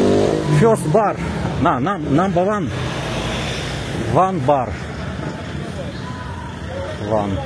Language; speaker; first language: English; non-native, learner; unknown